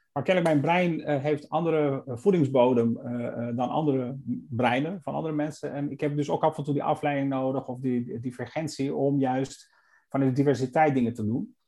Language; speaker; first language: Dutch; non-native, fluent; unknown